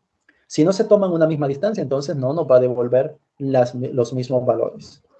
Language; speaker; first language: Spanish; native; Spanish